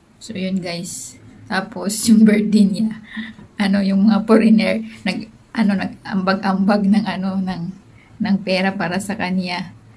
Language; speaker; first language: Filipino; native; Filipino